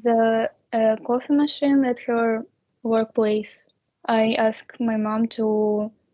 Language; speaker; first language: English; non-native, learner; Russian